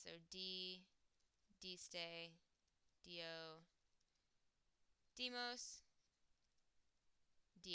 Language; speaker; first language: Spanish; non-native, fluent; English